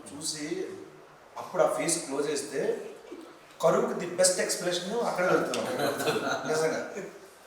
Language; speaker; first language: Telugu; native; Telugu